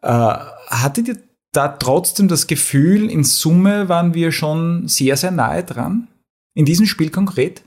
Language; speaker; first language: German; native; German